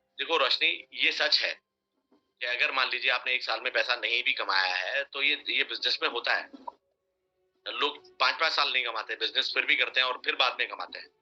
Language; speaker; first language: Hindi; native; Hindi